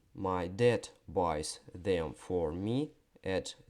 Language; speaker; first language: English; non-native, fluent; Ukrainian